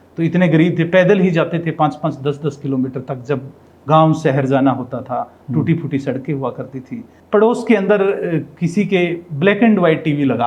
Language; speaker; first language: Hindi; non-native, local second language; Rajasthani